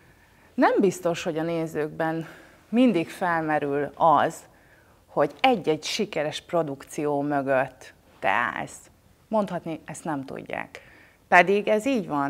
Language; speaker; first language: Hungarian; native; Hungarian